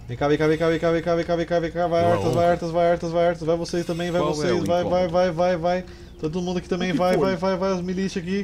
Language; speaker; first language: Portuguese; native; Portuguese